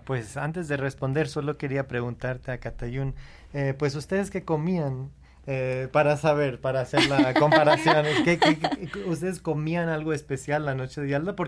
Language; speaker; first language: Spanish; non-native, fluent; English